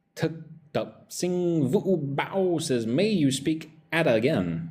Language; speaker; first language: Vietnamese; non-native, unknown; English